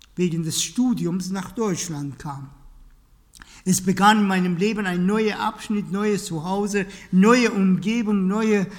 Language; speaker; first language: German; non-native, fluent; Persian